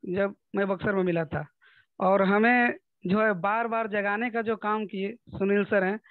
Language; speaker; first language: Hindi; native; Hindi